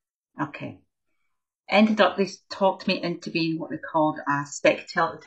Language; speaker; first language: English; native; English